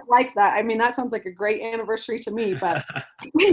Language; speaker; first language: English; native; English